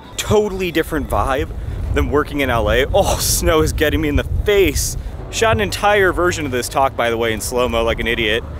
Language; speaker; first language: English; native; English